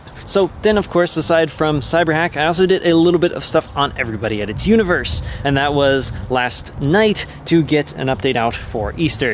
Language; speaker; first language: English; native; English